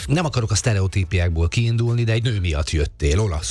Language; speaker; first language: Hungarian; native; Hungarian